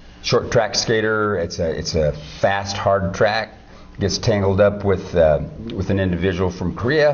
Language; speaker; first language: English; native; English